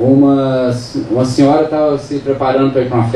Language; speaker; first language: Portuguese; native; Portuguese